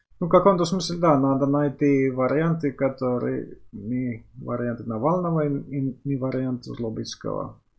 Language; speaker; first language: Russian; non-native, fluent; Finnish